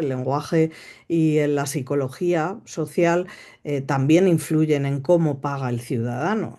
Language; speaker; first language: Spanish; native; Spanish